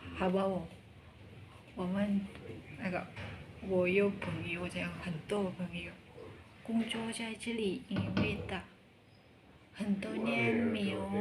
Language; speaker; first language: Chinese; non-native, learner; Indonesian